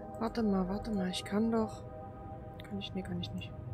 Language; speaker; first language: German; native; German